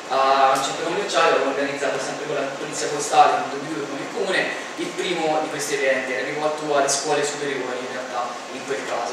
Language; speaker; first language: Italian; native; Italian